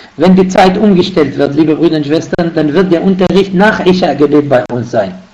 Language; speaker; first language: German; non-native, fluent; Arabic